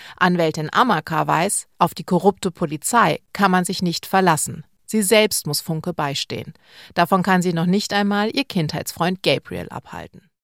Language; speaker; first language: German; native; German